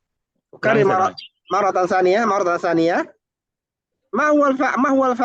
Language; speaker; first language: Arabic; non-native, fluent; Indonesian